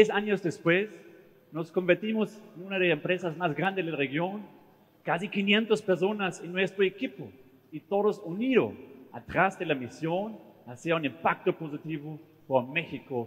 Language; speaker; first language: Spanish; non-native, fluent; German